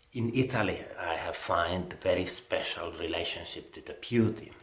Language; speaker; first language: English; non-native, fluent; Finnish